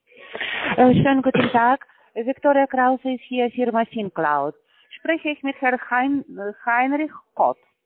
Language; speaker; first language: German; non-native, learner; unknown